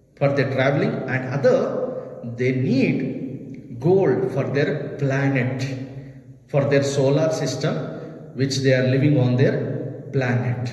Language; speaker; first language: English; non-native, local second language; Telugu